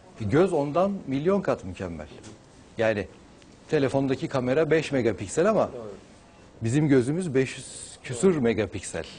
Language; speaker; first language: Turkish; native; Turkish